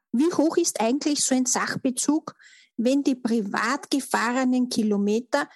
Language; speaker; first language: German; native; German